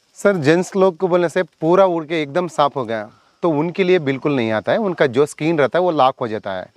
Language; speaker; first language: Hindi; non-native, local second language; Kannada